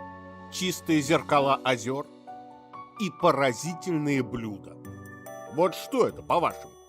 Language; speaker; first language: Russian; native; Russian